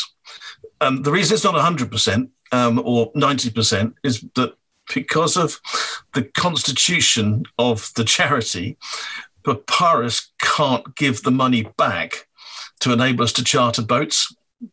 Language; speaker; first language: English; native; English